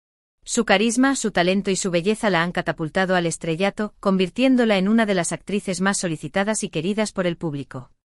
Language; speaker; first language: Spanish; native; Spanish